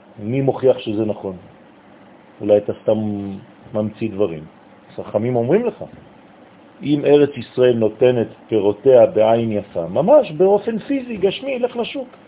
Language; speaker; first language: Hebrew; non-native, fluent; French